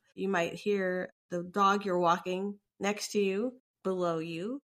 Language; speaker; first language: English; native; English